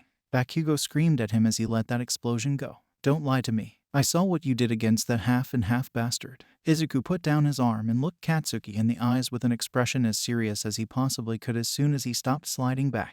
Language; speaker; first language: English; native; English